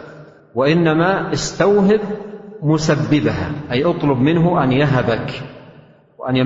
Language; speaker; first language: Arabic; native; Arabic